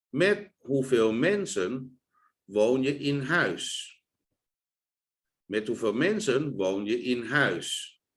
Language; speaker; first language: Dutch; non-native, fluent; Thai